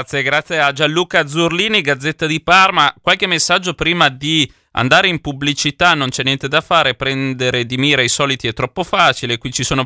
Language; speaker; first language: Italian; native; Italian